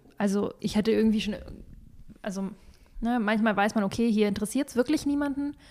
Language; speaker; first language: German; early bilingual, other home language; Russian